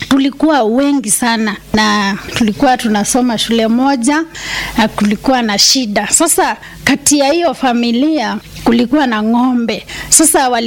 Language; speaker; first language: Swahili; non-native, local second language; Kamba